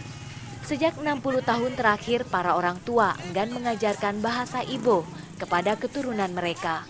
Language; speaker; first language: Indonesian; native; Indonesian